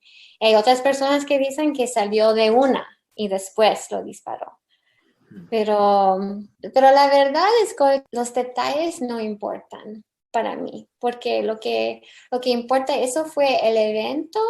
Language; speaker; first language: Spanish; early bilingual, heritage; English